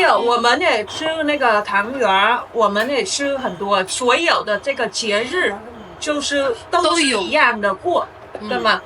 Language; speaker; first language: Chinese; non-native, fluent; Vietnamese